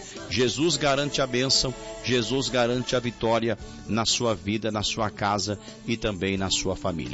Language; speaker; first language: Portuguese; native; Portuguese